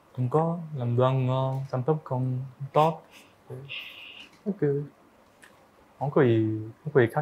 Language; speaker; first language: Vietnamese; early bilingual, heritage; French